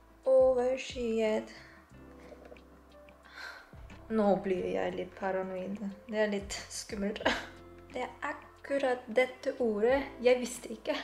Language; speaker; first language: Norwegian; non-native, learner; Filipino